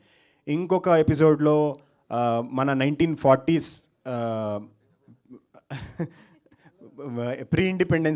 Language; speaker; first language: Telugu; non-native, local second language; Kannada